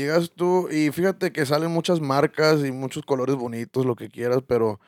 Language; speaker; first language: Spanish; early bilingual, heritage; Spanish